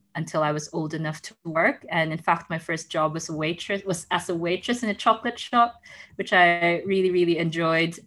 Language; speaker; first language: English; non-native, local second language; Filipino